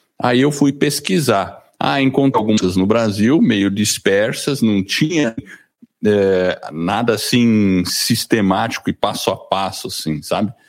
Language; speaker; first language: Portuguese; early bilingual, other home language; English